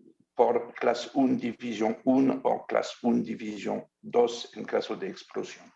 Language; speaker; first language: Spanish; non-native, learner; French